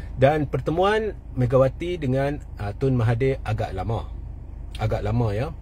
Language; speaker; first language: Malay; native; Malay